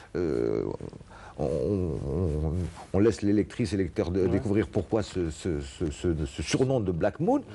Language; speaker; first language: French; non-native, local second language; Arabic